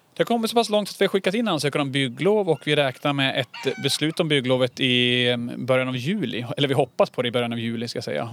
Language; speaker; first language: Swedish; native; Swedish